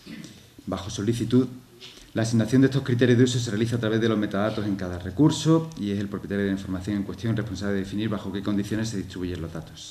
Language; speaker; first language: Spanish; native; Spanish